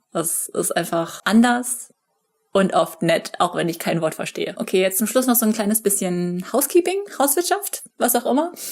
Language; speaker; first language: German; native; German